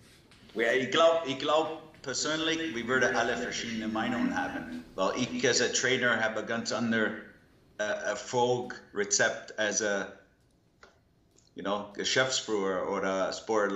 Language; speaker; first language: German; non-native, learner; English